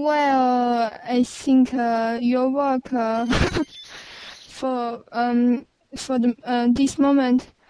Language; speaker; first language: English; non-native, learner; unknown